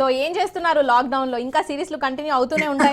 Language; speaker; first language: Telugu; native; Telugu